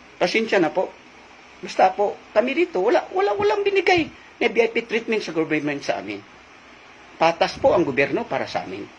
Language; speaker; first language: Filipino; non-native, local second language; Cebuano